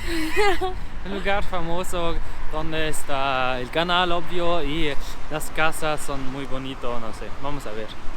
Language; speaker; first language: Spanish; non-native, learner; German